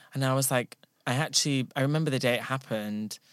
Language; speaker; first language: English; native; English